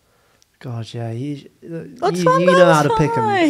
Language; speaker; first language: English; native; English